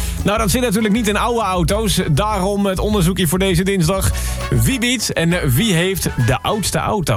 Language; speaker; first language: Dutch; native; Dutch